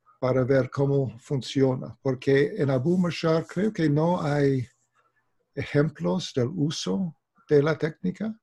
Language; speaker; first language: Spanish; non-native, fluent; English